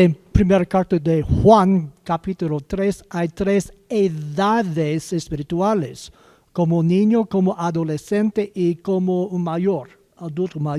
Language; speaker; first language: Spanish; non-native, learner; English